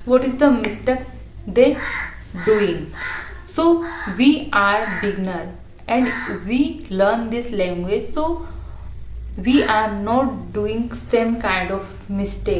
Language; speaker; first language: English; non-native, learner; Hindi